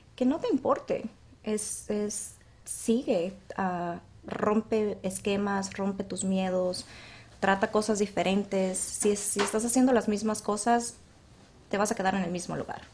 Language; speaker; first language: Spanish; native; Spanish